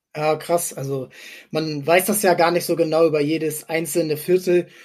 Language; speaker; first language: German; native; German